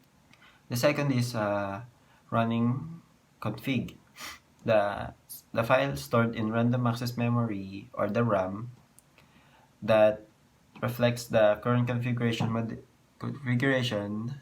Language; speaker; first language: English; non-native, local second language; Filipino